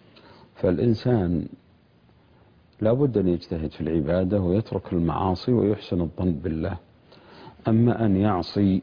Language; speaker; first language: Arabic; native; Arabic